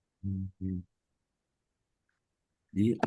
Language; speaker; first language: German; non-native, learner; Indonesian